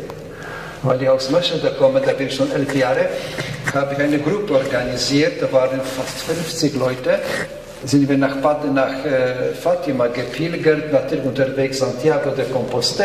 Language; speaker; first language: German; non-native, fluent; Polish